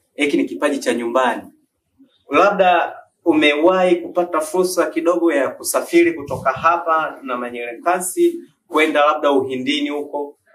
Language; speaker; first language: Swahili; native; Swahili